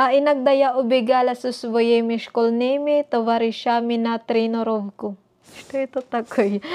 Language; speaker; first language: Russian; non-native, learner; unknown